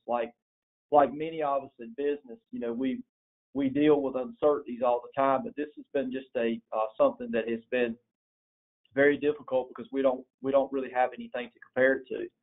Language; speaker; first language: English; native; English